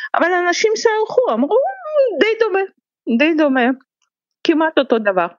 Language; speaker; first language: Hebrew; non-native, fluent; Russian